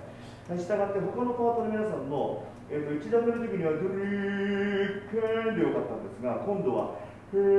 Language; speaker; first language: Japanese; native; Japanese